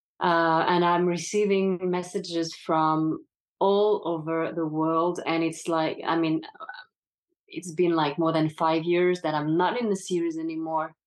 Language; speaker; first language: English; non-native, fluent; French